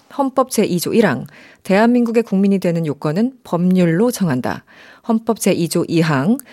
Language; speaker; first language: Korean; native; Korean